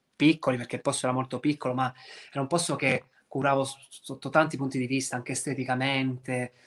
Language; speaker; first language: Italian; native; Italian